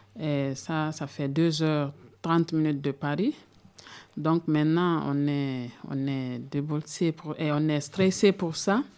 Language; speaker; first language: French; non-native, local second language; Fula